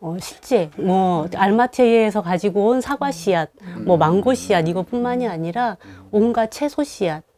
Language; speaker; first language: Korean; native; Korean